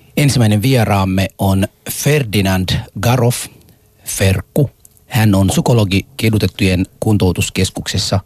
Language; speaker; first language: Finnish; non-native, fluent; Persian